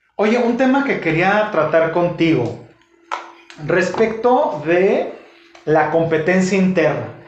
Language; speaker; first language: Spanish; native; Spanish